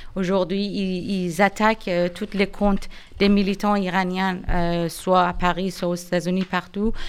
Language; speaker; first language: French; non-native, fluent; Persian